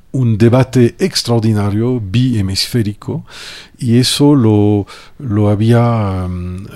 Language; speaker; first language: Spanish; non-native, fluent; French